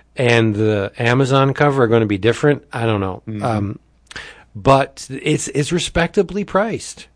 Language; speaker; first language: English; early bilingual, other home language; Italian